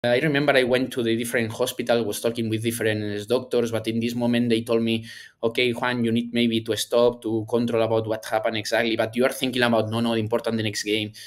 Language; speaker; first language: English; non-native, learner; Spanish